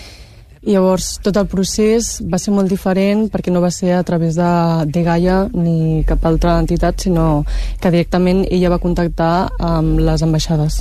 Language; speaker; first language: Catalan; native; Catalan